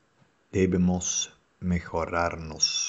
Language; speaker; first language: Spanish; non-native, fluent; Dutch